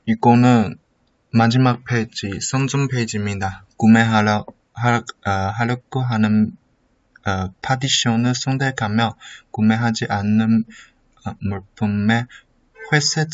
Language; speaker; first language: Korean; non-native, learner; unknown